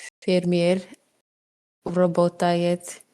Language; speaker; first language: Russian; non-native, learner; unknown